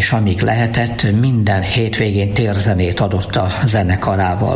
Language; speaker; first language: Hungarian; native; Hungarian